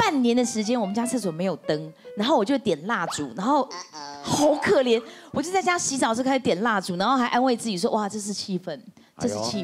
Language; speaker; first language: Chinese; native; Chinese